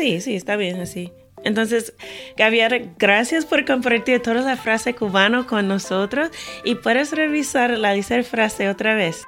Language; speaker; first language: Spanish; non-native, fluent; English